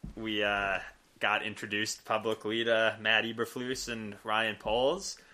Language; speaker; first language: English; native; English